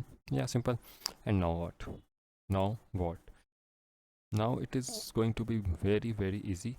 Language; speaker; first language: English; non-native, local second language; Hindi